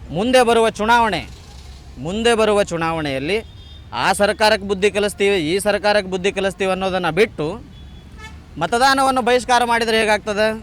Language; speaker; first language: Kannada; non-native, local second language; Lambadi